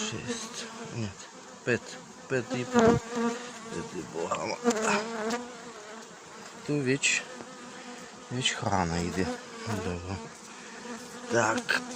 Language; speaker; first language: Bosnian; non-native, learner; Russian